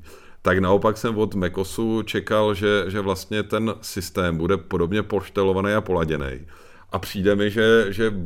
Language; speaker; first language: Czech; native; Czech